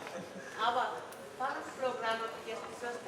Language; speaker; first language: Portuguese; non-native, fluent; Spanish